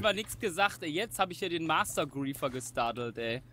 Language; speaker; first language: German; native; German